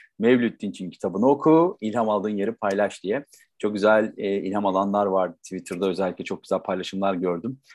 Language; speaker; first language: Turkish; native; Turkish